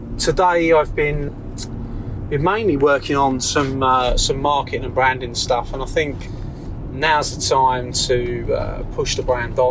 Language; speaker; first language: English; native; English